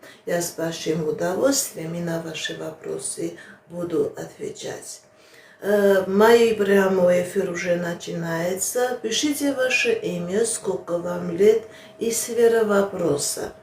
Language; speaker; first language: Russian; non-native, fluent; Armenian